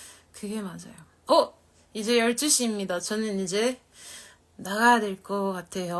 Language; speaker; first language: Korean; non-native, fluent; French